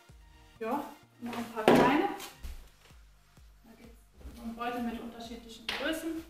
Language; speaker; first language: German; native; German